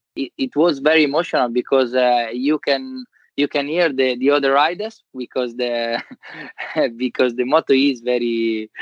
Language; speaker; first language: English; non-native, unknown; Italian